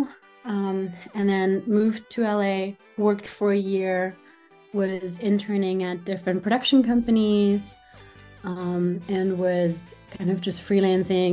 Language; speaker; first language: English; non-native, fluent; German